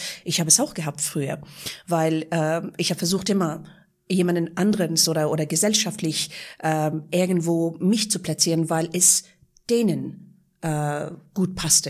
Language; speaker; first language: German; non-native, fluent; Persian